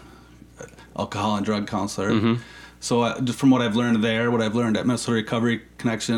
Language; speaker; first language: English; native; English